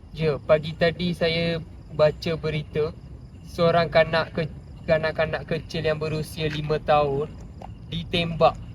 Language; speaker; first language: Malay; non-native, local second language; Tamil